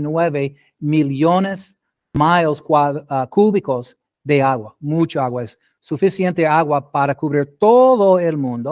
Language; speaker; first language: Spanish; non-native, fluent; English